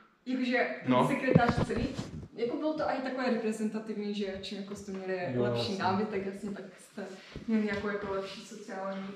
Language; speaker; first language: Czech; native; Czech